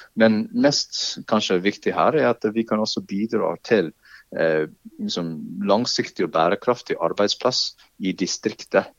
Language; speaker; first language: Norwegian; non-native, fluent; English